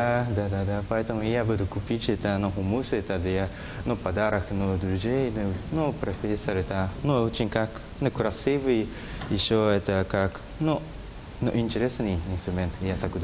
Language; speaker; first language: Russian; non-native, learner; Japanese